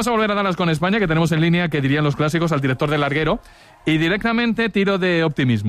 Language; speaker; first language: Spanish; native; Spanish